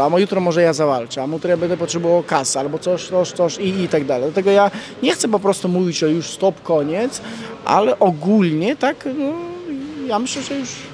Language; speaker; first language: Polish; non-native, fluent; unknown